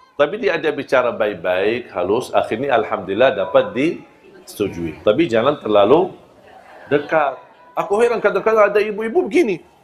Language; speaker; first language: Malay; non-native, fluent; Arabic